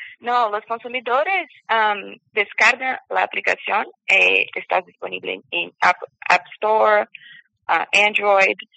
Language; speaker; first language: Spanish; non-native, learner; Portuguese